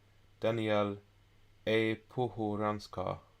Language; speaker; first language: Finnish; non-native, learner; English